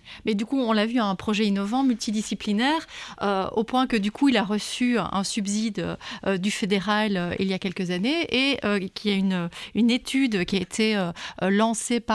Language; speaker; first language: French; native; French